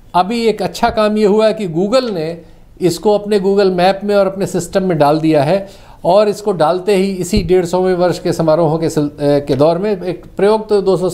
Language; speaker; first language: Hindi; native; Hindi